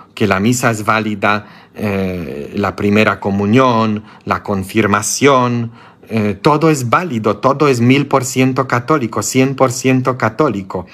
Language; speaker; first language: Spanish; non-native, fluent; Polish